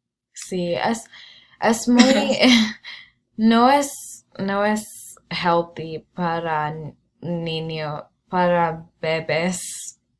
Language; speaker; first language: Spanish; non-native, learner; English